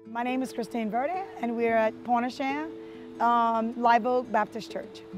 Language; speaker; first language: English; early bilingual, other home language; French